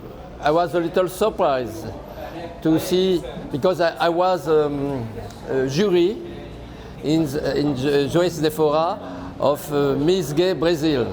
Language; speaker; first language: English; non-native, fluent; French